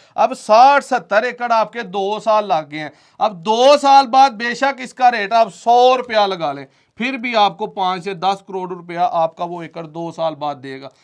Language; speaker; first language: Urdu; non-native, local second language; Punjabi